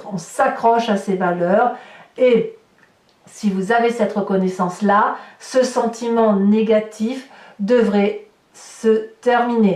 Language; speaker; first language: French; native; French